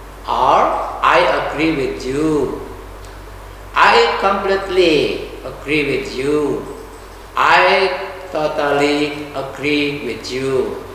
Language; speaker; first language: English; non-native, fluent; Indonesian